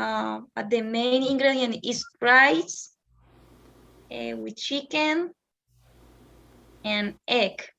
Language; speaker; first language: English; non-native, learner; Spanish